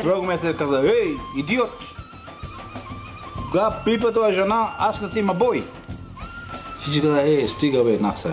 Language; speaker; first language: Bulgarian; non-native, learner; Swahili